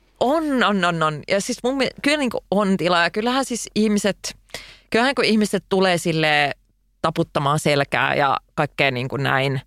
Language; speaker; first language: Finnish; non-native, local second language; Swedish